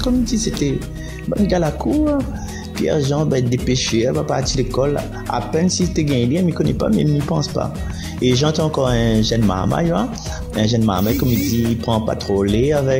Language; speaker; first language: French; non-native, learner; Réunion Creole French